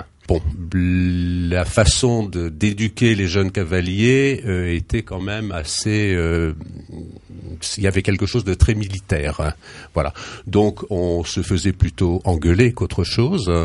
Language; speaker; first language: French; native; French